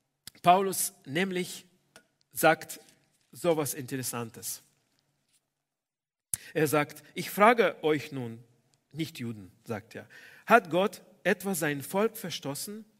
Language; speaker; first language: German; non-native, fluent; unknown